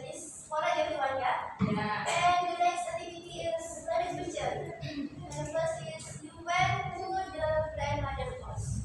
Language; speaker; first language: English; non-native, learner; Indonesian